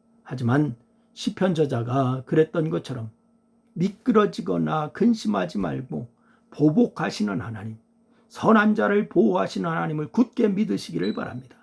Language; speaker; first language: Korean; native; Korean